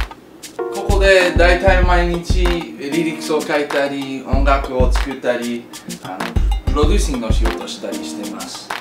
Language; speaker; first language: Japanese; non-native, fluent; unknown